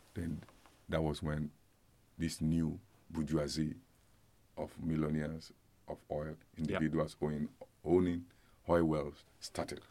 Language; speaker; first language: English; non-native, local second language; Yoruba